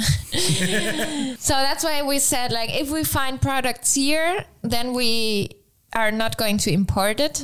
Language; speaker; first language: English; non-native, fluent; Spanish